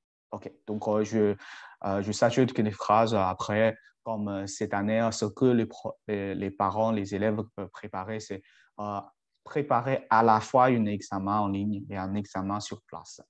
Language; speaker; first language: French; non-native, fluent; Chinese